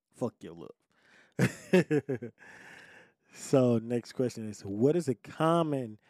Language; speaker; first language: English; native; English